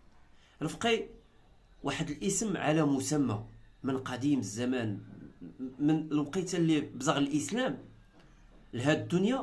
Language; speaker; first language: Arabic; native; Arabic